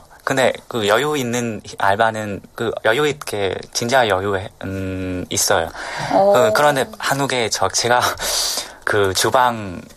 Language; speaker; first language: Korean; non-native, learner; Vietnamese